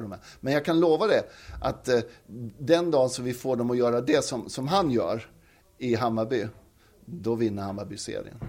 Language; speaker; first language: Swedish; native; Swedish